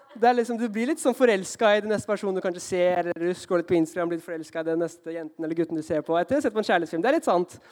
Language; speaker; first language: Norwegian; early bilingual, heritage; Norwegian